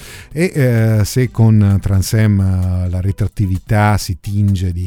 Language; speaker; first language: Italian; native; Italian